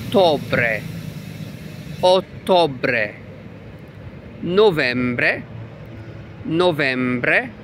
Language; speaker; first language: Italian; non-native, fluent; Arabic